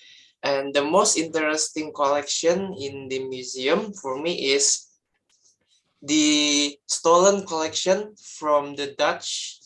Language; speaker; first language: English; non-native, learner; Indonesian